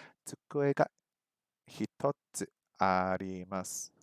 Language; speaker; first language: Japanese; non-native, learner; English